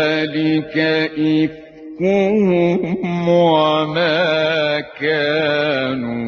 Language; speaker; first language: Arabic; native; Arabic